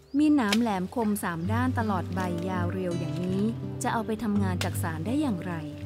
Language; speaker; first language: Thai; native; Thai